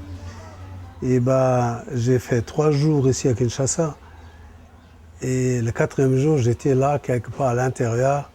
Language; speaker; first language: French; non-native, fluent; German